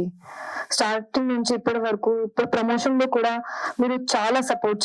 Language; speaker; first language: Telugu; non-native, learner; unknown